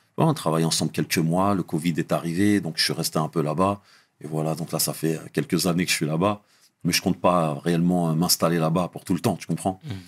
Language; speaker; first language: French; early bilingual, other home language; Arabic